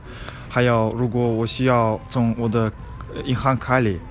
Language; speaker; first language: Chinese; non-native, learner; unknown